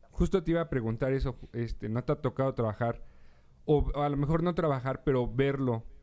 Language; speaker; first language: Spanish; native; Spanish